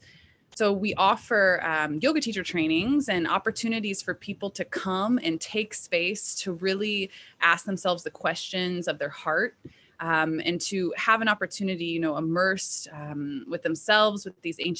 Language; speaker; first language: English; native; English